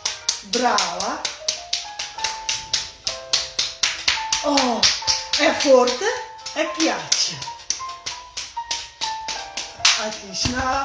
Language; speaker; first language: Italian; non-native, learner; Russian